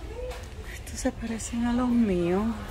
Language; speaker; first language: Spanish; early bilingual, heritage; Spanish